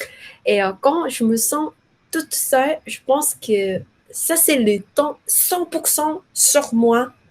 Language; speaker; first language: French; non-native, learner; Korean